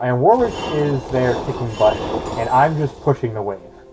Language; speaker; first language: English; native; English